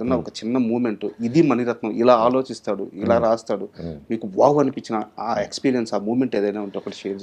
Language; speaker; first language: Telugu; native; Telugu